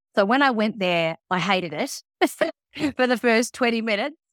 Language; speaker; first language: English; early bilingual, other home language; Filipino